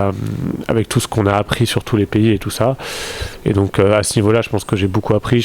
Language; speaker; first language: French; native; French